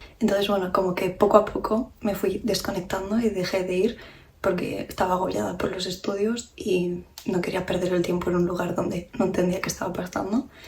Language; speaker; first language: Spanish; early bilingual, other home language; Romanian